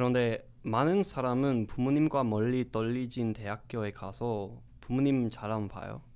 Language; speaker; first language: Korean; non-native, learner; English